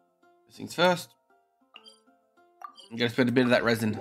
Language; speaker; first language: English; native; English